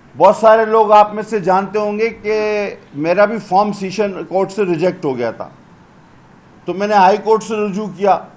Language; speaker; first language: Urdu; non-native, local second language; Sindhi